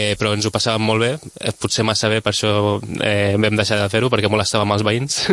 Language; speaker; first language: Catalan; non-native, local second language; Spanish